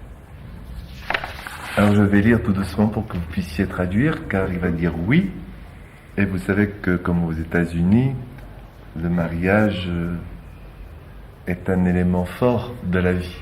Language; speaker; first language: French; native; French